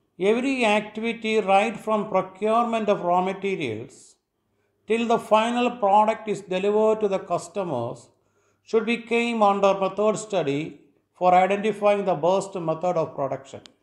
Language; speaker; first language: English; non-native, local second language; Malayalam